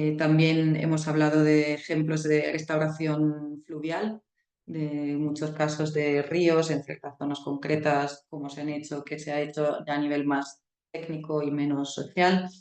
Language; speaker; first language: Spanish; non-native, fluent; Italian